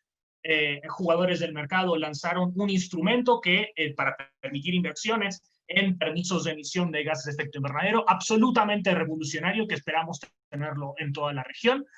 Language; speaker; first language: Spanish; native; Spanish